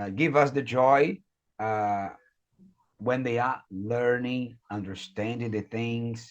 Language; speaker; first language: English; non-native, fluent; Portuguese